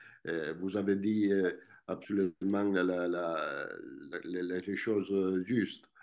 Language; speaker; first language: French; non-native, fluent; Italian